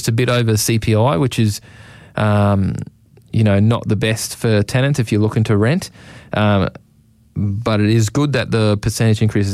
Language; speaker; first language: English; native; English